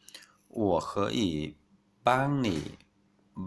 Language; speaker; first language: Chinese; non-native, fluent; Vietnamese